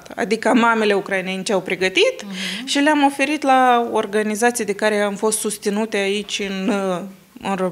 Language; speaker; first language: Romanian; early bilingual, heritage; Romanian